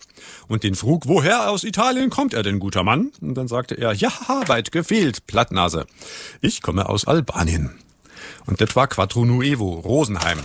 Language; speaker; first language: German; native; German